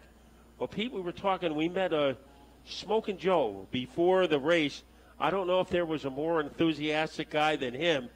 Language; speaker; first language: English; native; English